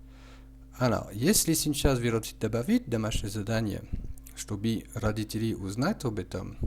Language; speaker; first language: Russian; non-native, learner; French